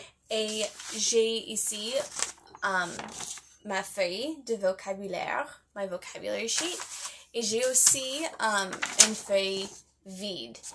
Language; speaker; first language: French; non-native, learner; English